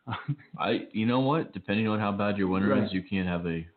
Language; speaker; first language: English; native; English